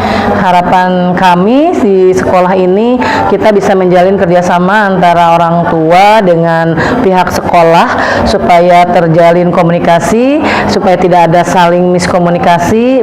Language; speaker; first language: Indonesian; native; Indonesian